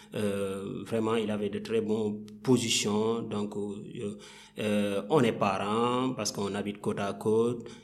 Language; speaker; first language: French; non-native, local second language; Wolof